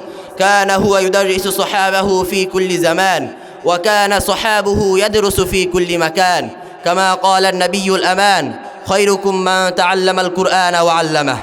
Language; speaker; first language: Arabic; non-native, learner; Bangla